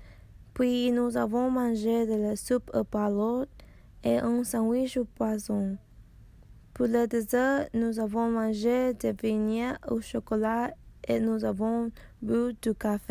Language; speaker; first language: French; non-native, learner; English